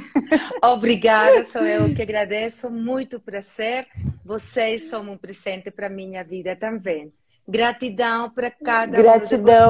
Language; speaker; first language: Portuguese; non-native, learner; Spanish